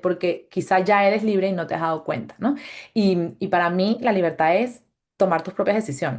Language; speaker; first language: Spanish; native; Spanish